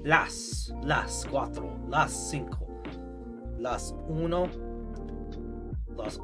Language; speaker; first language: Spanish; non-native, learner; English